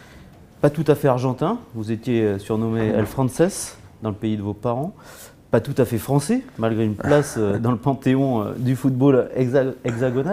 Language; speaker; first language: French; native; French